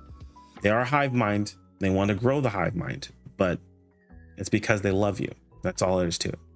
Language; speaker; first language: English; native; English